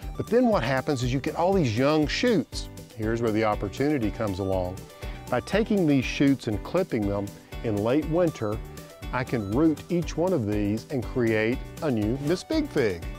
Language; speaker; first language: English; native; English